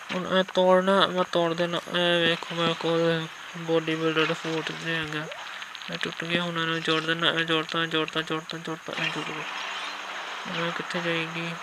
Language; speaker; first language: Urdu; non-native, local second language; Punjabi